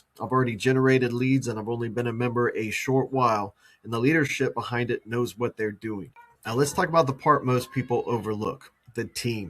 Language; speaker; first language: English; native; English